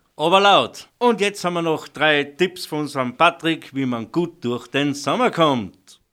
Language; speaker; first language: German; native; German